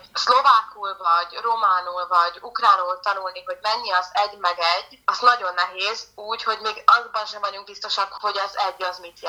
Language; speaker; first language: Hungarian; native; Hungarian